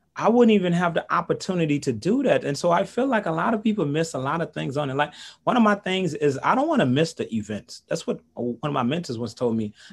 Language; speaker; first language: English; early bilingual, other home language; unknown